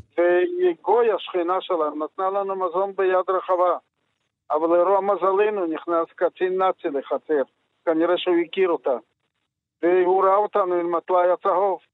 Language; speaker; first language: Hebrew; non-native, fluent; Yiddish